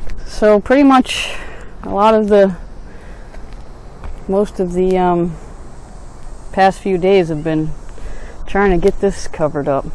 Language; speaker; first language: English; native; English